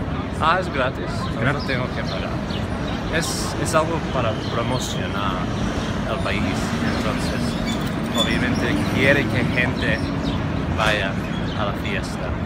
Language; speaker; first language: Spanish; non-native, fluent; English